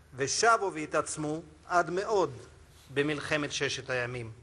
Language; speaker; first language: Hebrew; non-native, fluent; Russian